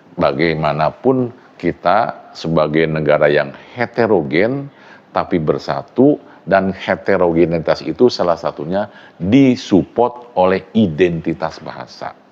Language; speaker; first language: Indonesian; non-native, local second language; Sundanese